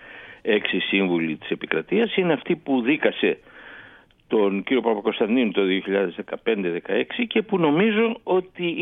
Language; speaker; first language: Greek; native; Greek